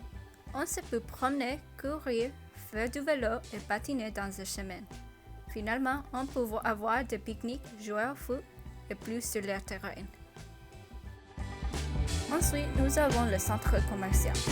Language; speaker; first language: French; non-native, learner; English